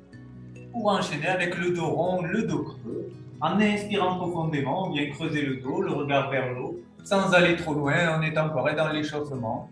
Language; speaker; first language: French; native; French